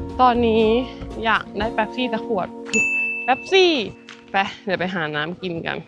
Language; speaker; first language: Thai; native; Thai